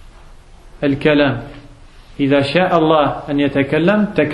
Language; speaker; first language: Arabic; non-native, fluent; French